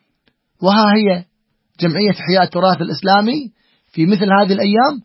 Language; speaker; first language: Arabic; native; Arabic